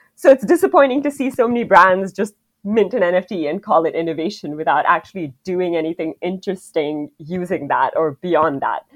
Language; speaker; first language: English; non-native, local second language; Hindi